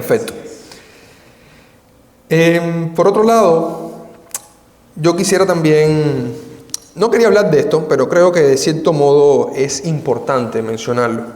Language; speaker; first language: Spanish; native; Spanish